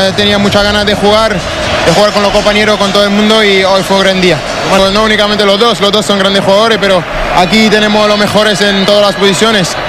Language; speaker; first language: Spanish; non-native, fluent; French